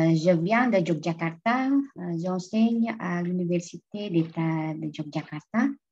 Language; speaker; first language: French; non-native, fluent; Indonesian